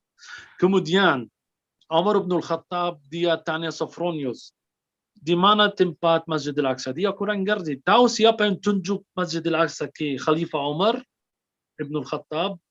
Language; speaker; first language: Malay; non-native, fluent; Arabic